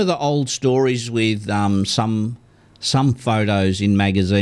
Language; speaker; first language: English; native; English